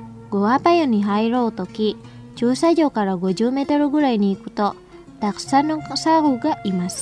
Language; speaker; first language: Japanese; non-native, fluent; Indonesian